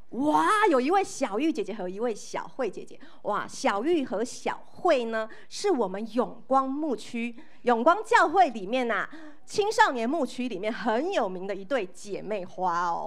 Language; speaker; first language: Chinese; native; Chinese